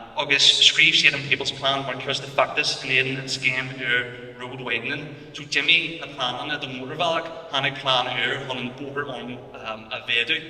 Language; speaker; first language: Irish; non-native, local second language; English